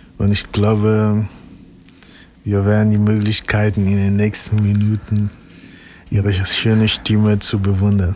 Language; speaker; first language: German; non-native, fluent; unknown